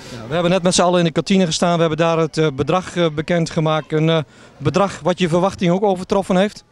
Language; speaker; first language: Dutch; native; Dutch